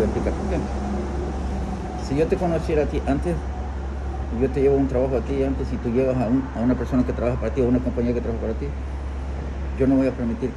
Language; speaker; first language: Spanish; native; Spanish